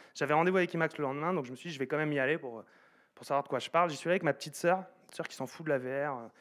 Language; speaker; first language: French; native; French